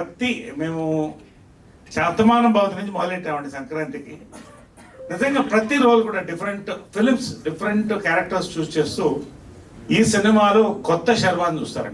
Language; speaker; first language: Telugu; native; Telugu